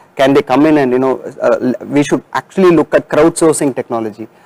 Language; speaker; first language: English; non-native, local second language; Tamil